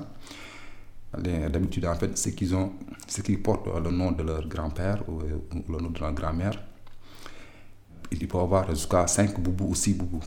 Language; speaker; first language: French; non-native, local second language; Wolof